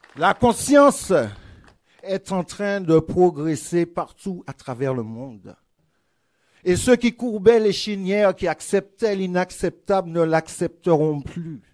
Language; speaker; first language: French; native; French